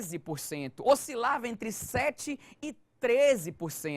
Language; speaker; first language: Portuguese; native; Portuguese